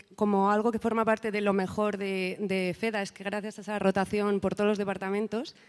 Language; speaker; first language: Spanish; native; Spanish